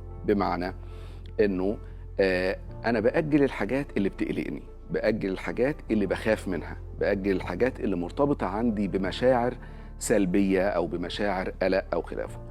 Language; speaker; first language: Arabic; native; Arabic